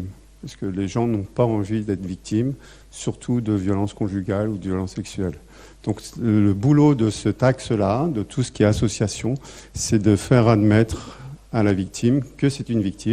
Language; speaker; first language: French; native; French